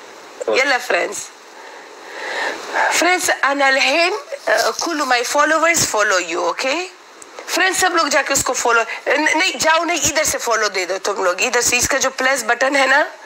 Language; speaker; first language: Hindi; non-native, local second language; Pashto